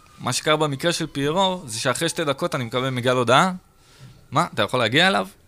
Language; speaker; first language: Hebrew; native; Hebrew